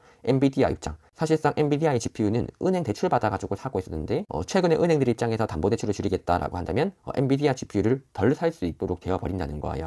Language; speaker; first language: Korean; native; Korean